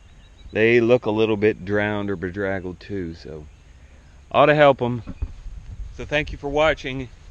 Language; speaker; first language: English; native; English